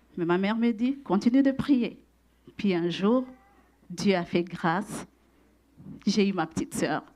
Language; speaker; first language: French; non-native, local second language; Rundi